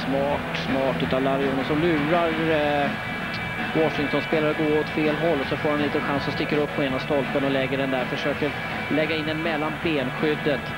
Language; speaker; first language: Swedish; native; Swedish